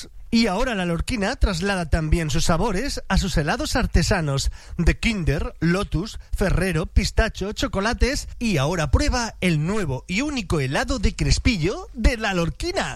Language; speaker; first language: Spanish; native; Spanish